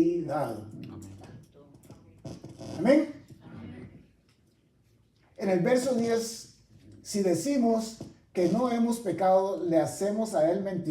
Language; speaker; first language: Spanish; native; Spanish